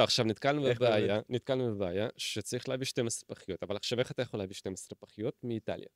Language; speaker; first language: Hebrew; native; Hebrew